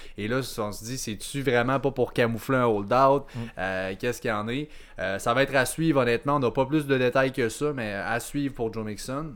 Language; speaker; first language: French; native; French